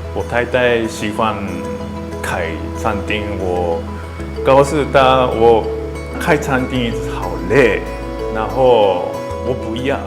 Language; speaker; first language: Chinese; non-native, learner; Japanese